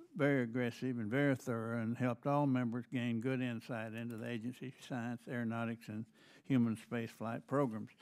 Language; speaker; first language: English; native; English